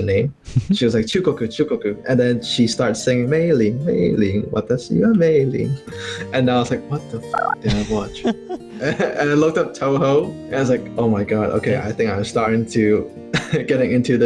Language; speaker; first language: English; non-native, local second language; Cantonese